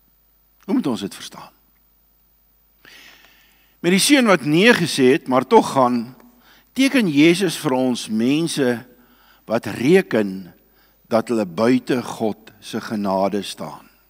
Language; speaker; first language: Afrikaans; native; Afrikaans